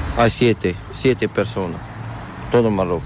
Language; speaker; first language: Spanish; non-native, learner; Arabic